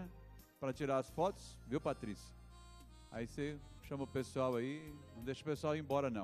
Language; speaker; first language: Portuguese; native; Portuguese